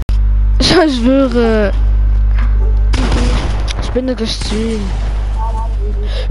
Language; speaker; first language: German; native; German